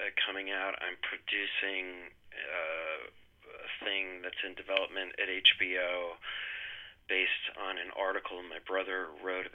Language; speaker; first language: English; native; English